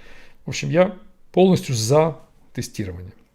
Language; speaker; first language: Russian; native; Russian